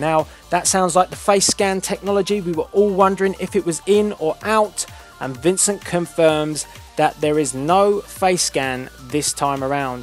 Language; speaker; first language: English; native; English